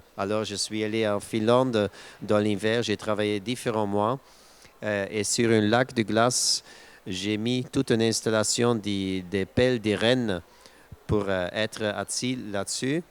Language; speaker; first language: French; non-native, local second language; Dutch